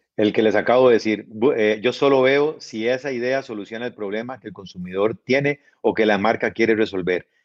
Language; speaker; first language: Spanish; native; Spanish